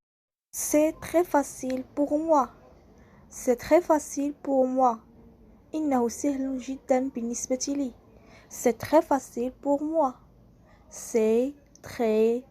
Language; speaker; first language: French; non-native, local second language; Arabic